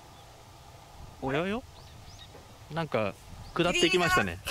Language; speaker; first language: Japanese; native; Japanese